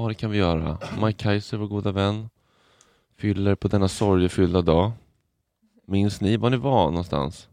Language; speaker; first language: Swedish; native; Swedish